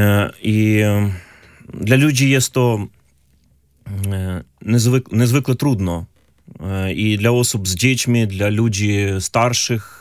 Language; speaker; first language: Polish; non-native, learner; Ukrainian